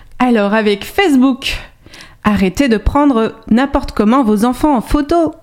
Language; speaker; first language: French; native; French